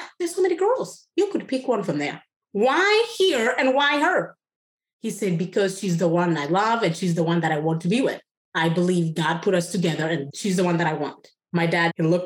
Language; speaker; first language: English; non-native, local second language; Kikuyu